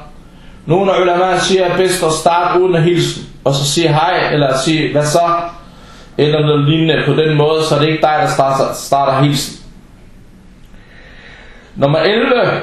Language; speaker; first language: Danish; non-native, local second language; Arabic